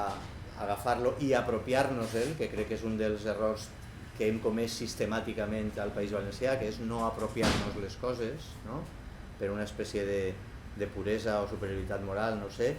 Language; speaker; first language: Catalan; native; Catalan